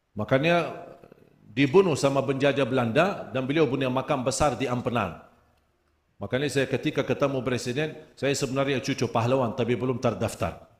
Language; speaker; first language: Malay; non-native, fluent; Arabic